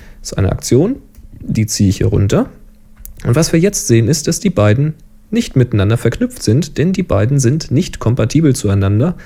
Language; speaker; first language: German; native; German